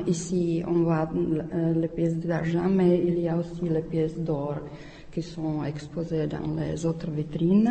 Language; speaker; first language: French; non-native, learner; Czech